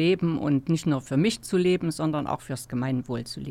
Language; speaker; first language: German; native; German